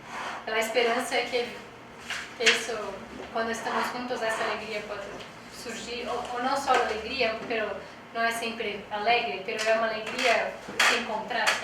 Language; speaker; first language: Spanish; non-native, learner; Portuguese